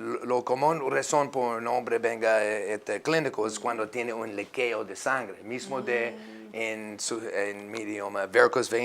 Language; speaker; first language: Spanish; non-native, learner; English